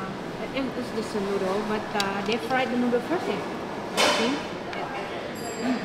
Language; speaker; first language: English; non-native, fluent; Indonesian